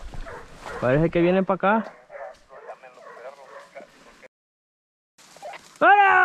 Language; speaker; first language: Spanish; native; Spanish